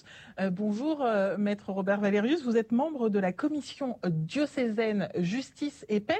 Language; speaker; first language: French; native; French